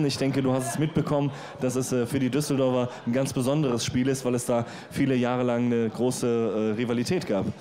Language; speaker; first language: German; native; German